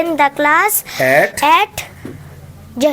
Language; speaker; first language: English; non-native, learner; Bangla